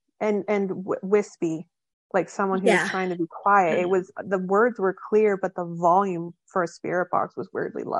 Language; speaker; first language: English; native; English